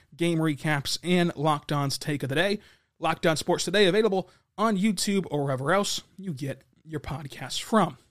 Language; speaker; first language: English; native; English